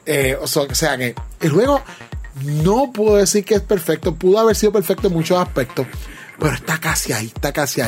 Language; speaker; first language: Spanish; native; Spanish